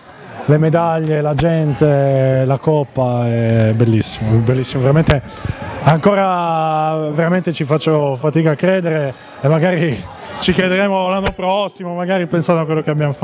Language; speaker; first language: Italian; native; Italian